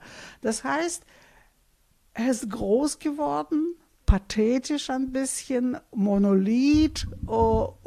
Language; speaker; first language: German; non-native, fluent; Russian